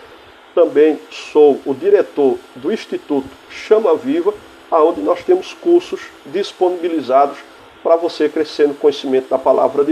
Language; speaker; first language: Portuguese; native; Portuguese